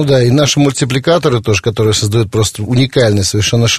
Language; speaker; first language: Russian; native; Russian